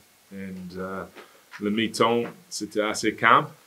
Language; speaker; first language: French; non-native, fluent; English